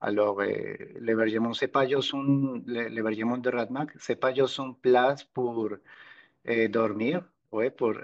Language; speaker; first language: French; non-native, fluent; Spanish